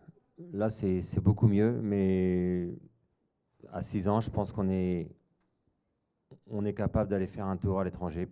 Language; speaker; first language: French; native; French